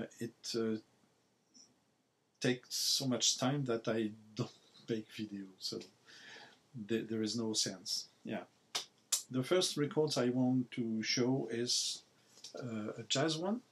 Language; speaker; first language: English; non-native, learner; French